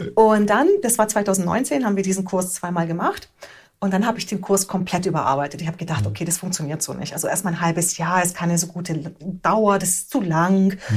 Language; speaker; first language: German; early bilingual, other home language; Hungarian